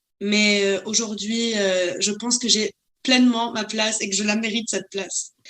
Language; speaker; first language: French; non-native, local second language; Arabic